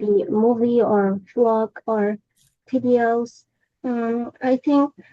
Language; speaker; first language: English; non-native, local second language; Indonesian